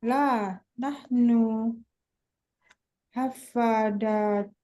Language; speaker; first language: Arabic; non-native, learner; Indonesian